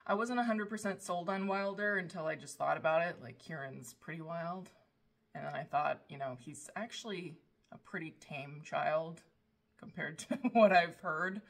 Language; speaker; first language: English; native; English